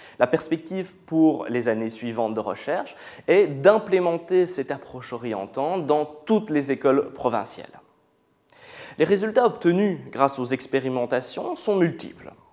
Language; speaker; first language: French; native; French